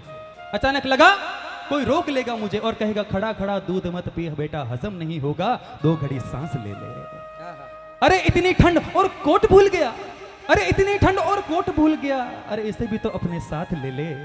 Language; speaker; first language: Hindi; native; Hindi